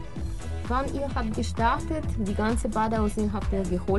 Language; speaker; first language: German; non-native, learner; Russian